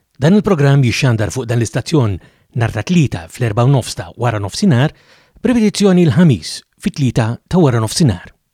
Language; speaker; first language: Maltese; native; Maltese